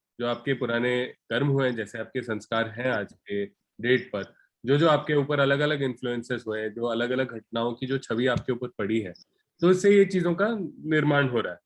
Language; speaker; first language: Hindi; non-native, local second language; Marathi